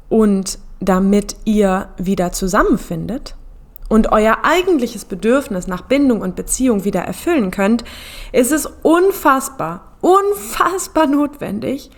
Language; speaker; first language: German; native; German